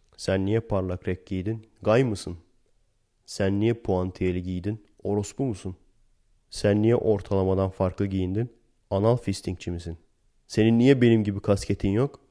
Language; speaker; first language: Turkish; native; Turkish